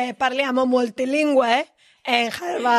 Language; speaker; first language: Italian; non-native, learner; Spanish